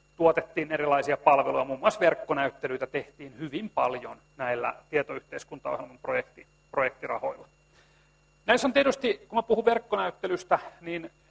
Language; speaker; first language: Finnish; native; Finnish